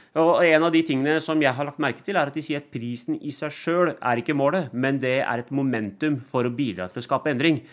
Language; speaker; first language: Norwegian; early bilingual, other home language; Punjabi